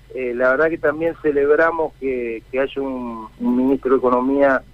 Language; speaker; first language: Spanish; native; Spanish